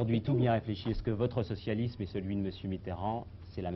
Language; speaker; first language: French; native; French